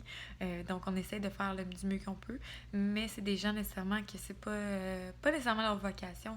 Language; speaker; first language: French; native; French